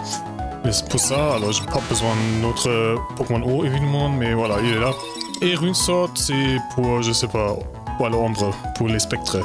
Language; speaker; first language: French; non-native, learner; German